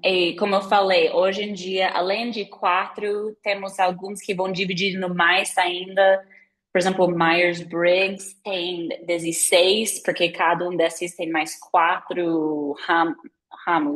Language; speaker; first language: Portuguese; non-native, fluent; English